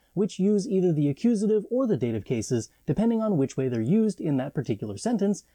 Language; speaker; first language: English; native; English